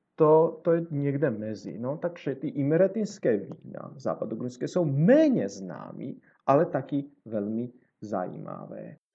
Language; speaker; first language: Czech; non-native, fluent; Georgian